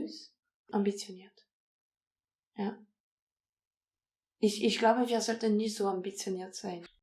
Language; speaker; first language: German; non-native, fluent; French